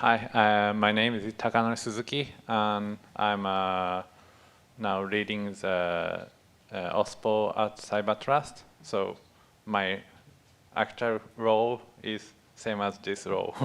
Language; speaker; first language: English; non-native, fluent; Japanese